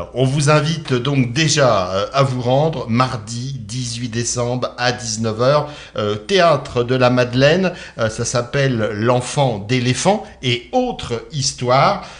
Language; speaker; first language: French; native; French